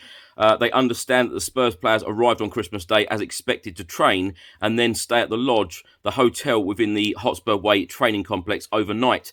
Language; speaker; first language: English; native; English